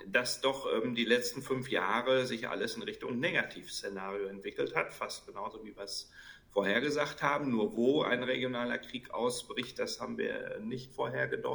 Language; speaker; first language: German; native; German